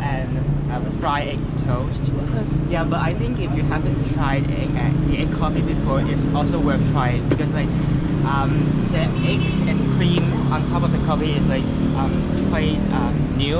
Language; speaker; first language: English; non-native, fluent; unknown